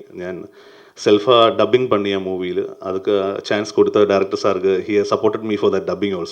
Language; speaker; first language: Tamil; non-native, learner; Malayalam